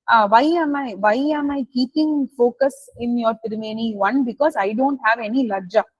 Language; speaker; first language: English; non-native, local second language; Tamil